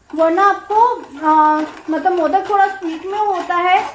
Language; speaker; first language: Hindi; native; Hindi